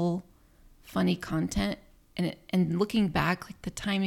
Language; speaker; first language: English; native; English